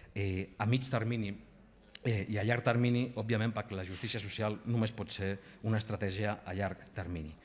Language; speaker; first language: Catalan; non-native, local second language; Spanish